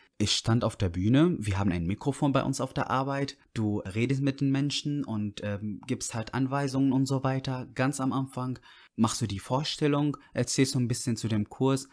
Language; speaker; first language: German; non-native, fluent; Arabic